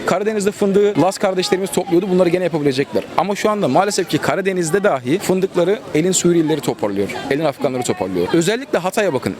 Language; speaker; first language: Turkish; native; Turkish